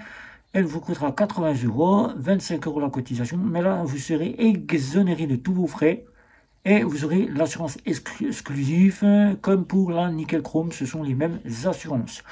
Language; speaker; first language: French; native; French